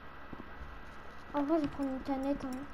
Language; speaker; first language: French; native; French